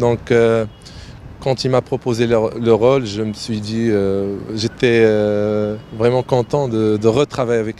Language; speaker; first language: French; non-native, local second language; Arabic